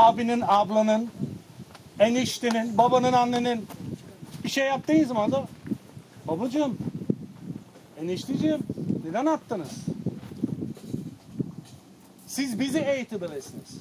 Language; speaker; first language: Turkish; non-native, fluent; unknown